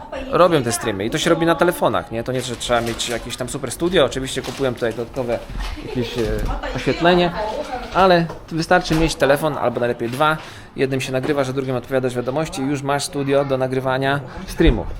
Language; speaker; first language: Polish; native; Polish